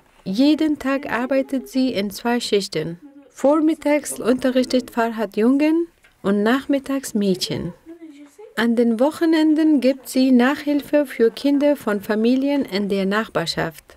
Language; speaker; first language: German; non-native, fluent; Persian